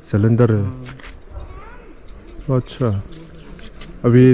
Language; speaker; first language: Hindi; non-native, local second language; Tibetan